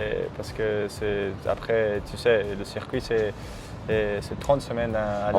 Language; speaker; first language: French; native; French